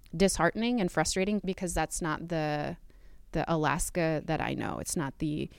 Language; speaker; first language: English; native; English